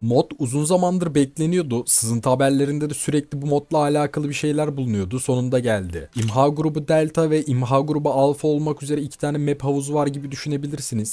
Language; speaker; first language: Turkish; native; Turkish